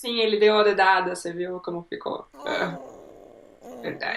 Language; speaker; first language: Portuguese; native; Portuguese